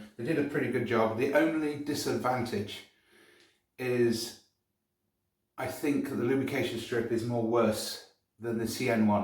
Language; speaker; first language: English; native; English